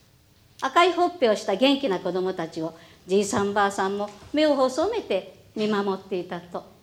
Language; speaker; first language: Japanese; native; Japanese